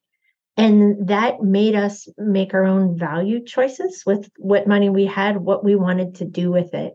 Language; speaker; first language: English; native; English